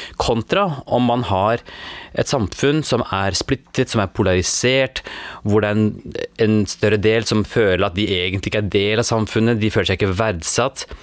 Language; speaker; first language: Norwegian; early bilingual, other home language; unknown